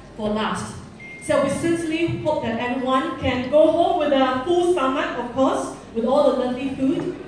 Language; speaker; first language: English; non-native, local second language; Chinese